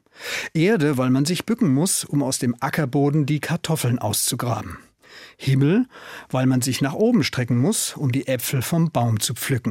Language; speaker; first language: German; native; German